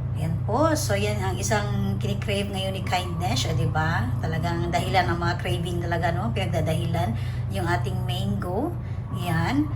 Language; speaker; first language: Filipino; non-native, local second language; Hiligaynon